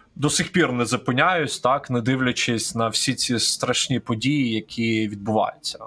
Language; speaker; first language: Ukrainian; non-native, local second language; Russian